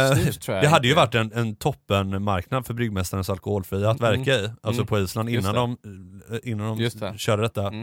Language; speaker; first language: Swedish; native; Swedish